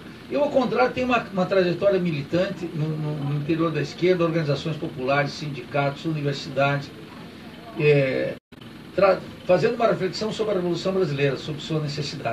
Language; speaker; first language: Portuguese; native; Portuguese